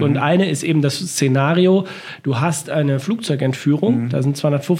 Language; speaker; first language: German; native; German